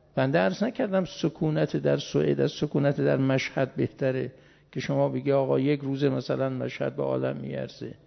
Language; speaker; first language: Persian; native; Persian